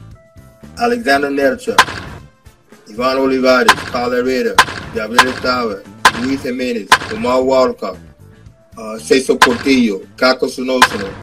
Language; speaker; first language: Spanish; non-native, fluent; English